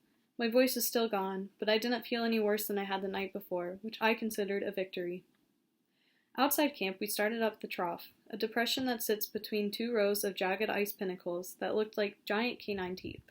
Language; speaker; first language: English; native; English